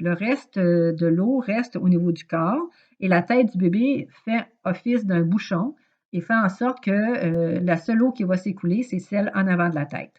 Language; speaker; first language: French; native; French